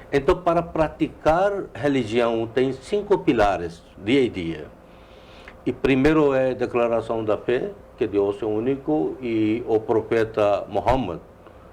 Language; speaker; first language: Portuguese; non-native, fluent; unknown